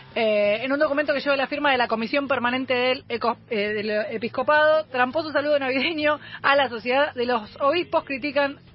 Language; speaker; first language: Spanish; native; Spanish